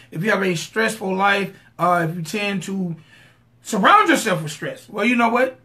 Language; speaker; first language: English; native; English